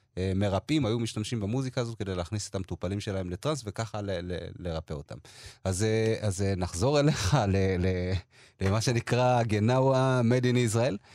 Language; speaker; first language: Hebrew; early bilingual, other home language; Amharic